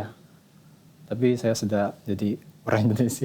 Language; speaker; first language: Indonesian; non-native, fluent; Japanese